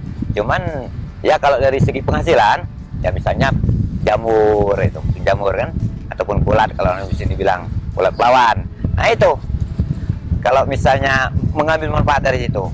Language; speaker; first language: Indonesian; non-native, local second language; Malay